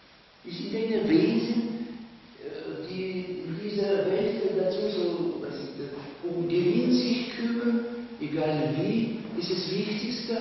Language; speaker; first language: German; non-native, learner; Russian